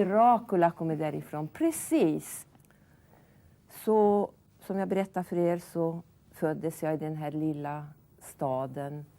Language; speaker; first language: Swedish; non-native, fluent; Hungarian